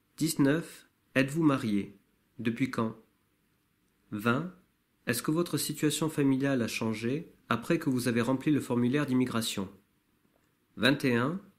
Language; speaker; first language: French; native; French